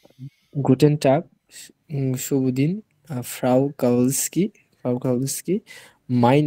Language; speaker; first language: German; non-native, learner; Bangla